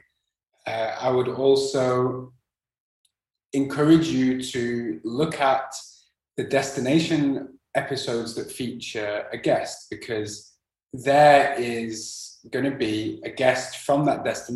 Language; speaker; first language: English; native; English